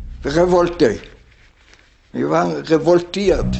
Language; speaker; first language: German; non-native, learner; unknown